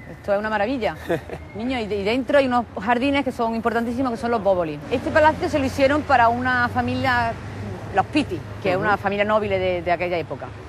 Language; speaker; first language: Spanish; native; Spanish